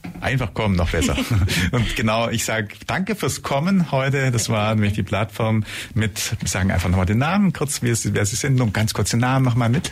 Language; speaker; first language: German; native; German